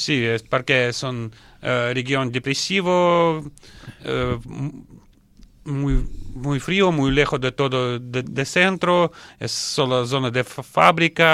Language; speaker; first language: Spanish; non-native, learner; Russian